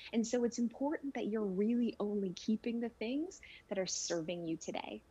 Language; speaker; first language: English; native; English